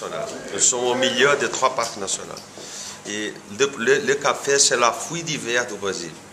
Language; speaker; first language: French; non-native, fluent; Portuguese